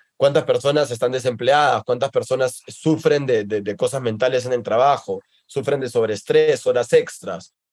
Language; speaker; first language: Spanish; native; Spanish